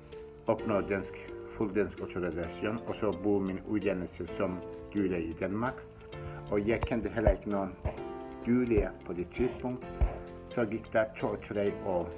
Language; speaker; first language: Danish; non-native, fluent; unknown